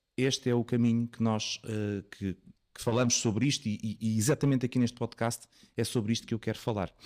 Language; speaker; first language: Portuguese; native; Portuguese